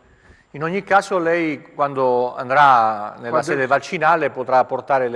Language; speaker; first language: Italian; native; Italian